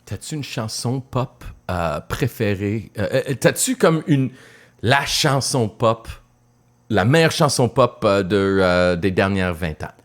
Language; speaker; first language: French; non-native, local second language; English